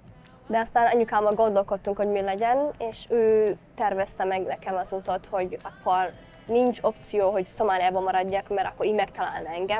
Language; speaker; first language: Hungarian; non-native, fluent; Somali